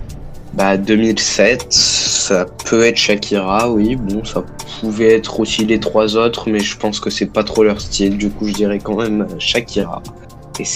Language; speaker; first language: French; native; French